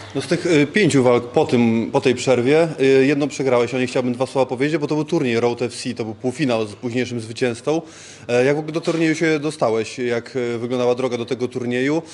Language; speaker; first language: Polish; native; Polish